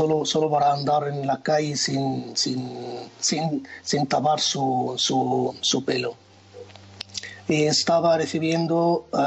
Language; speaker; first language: Spanish; non-native, fluent; Arabic